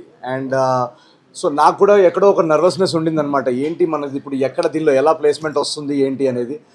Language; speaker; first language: Telugu; native; Telugu